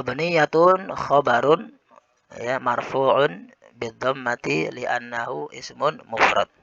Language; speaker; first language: Arabic; non-native, fluent; Indonesian